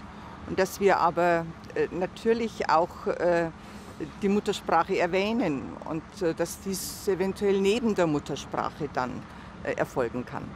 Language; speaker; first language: German; native; German